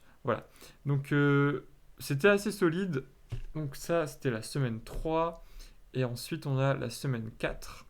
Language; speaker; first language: French; native; French